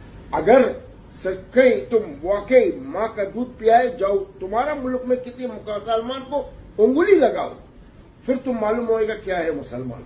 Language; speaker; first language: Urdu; non-native, learner; Arabic